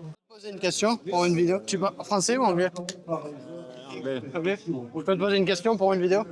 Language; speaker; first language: French; native; French